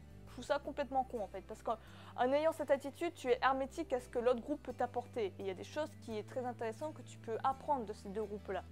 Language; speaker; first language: French; native; French